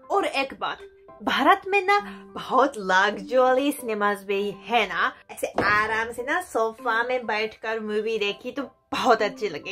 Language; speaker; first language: Hindi; non-native, fluent; Japanese